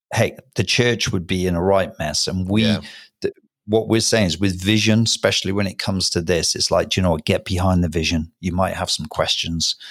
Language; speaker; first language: English; native; English